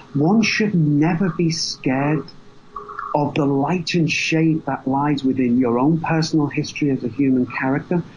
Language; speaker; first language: English; native; English